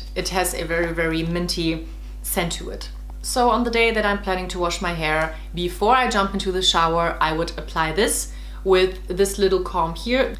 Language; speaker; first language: English; non-native, fluent; German